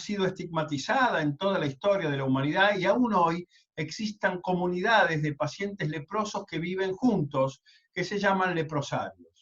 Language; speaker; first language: Spanish; native; Spanish